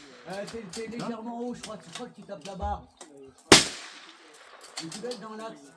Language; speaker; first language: French; native; French